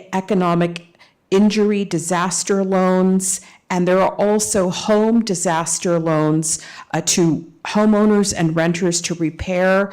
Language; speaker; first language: English; native; English